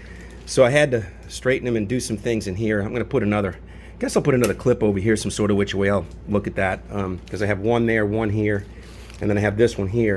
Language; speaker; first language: English; native; English